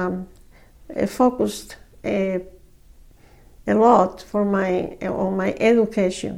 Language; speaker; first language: English; non-native, fluent; Spanish